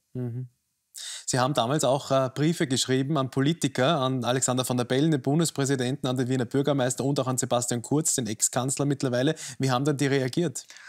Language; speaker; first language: German; native; German